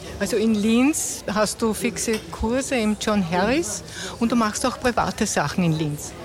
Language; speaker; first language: German; native; German